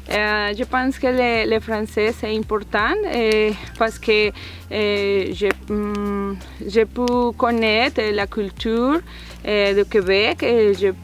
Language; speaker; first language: French; non-native, learner; Spanish